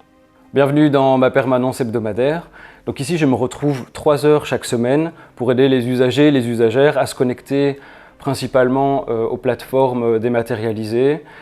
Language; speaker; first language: French; native; French